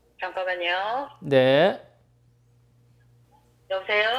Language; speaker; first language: Korean; native; Korean